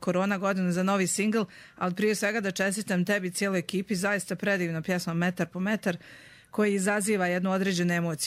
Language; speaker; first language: Croatian; native; Croatian